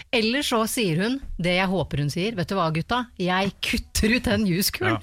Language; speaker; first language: Norwegian; native; Norwegian